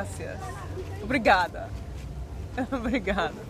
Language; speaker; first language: Portuguese; non-native, learner; English